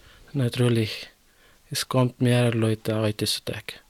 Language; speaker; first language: German; non-native, learner; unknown